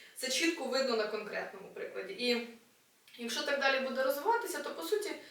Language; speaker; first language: Ukrainian; non-native, local second language; Russian